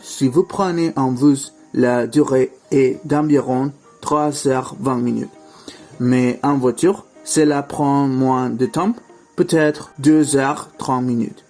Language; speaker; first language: French; non-native, learner; Spanish